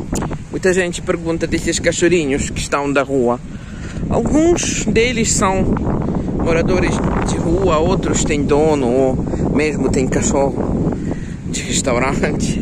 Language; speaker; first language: Portuguese; non-native, fluent; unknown